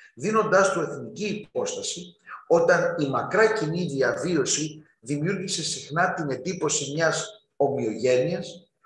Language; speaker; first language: Greek; native; Greek